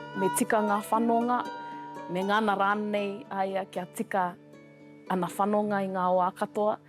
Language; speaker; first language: Māori; native; Māori